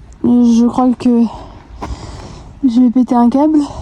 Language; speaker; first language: French; native; French